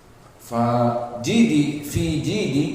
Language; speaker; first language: Arabic; non-native, fluent; Indonesian